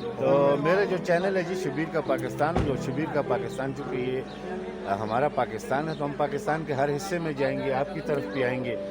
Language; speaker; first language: Urdu; non-native, local second language; Pashto